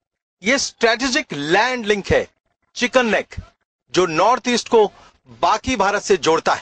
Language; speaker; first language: Hindi; native; Hindi